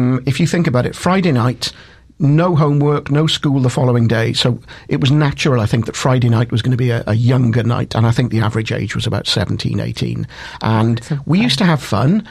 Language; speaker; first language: English; native; English